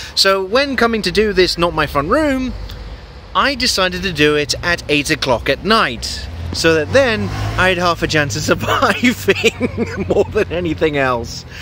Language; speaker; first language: English; native; English